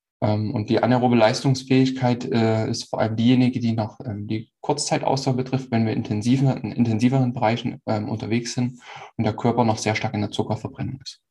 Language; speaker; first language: German; native; German